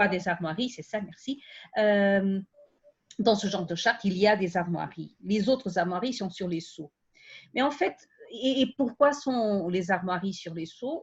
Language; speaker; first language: French; non-native, fluent; Portuguese